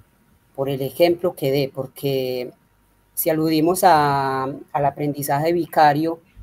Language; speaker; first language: Spanish; native; Spanish